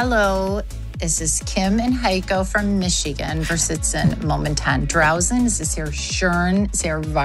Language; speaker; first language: German; non-native, learner; English